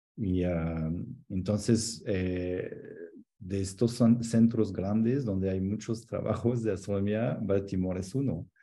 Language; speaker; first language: Spanish; non-native, fluent; French